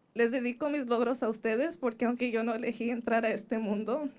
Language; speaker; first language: Spanish; early bilingual, heritage; Spanish